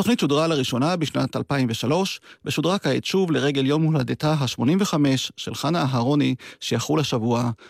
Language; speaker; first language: Hebrew; native; Hebrew